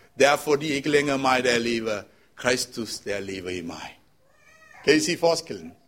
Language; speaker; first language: Danish; non-native, fluent; Tamil